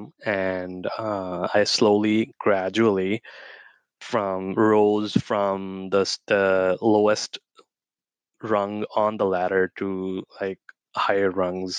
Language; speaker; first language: English; non-native, local second language; Urdu